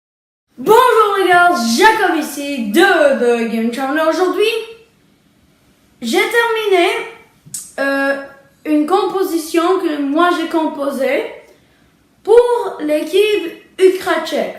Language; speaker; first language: French; early bilingual, other home language; Czech